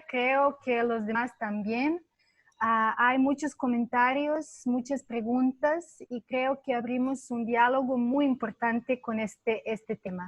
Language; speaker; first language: Spanish; non-native, fluent; Serbian